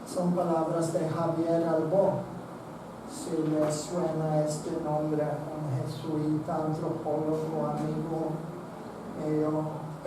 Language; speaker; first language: Spanish; non-native, fluent; Swedish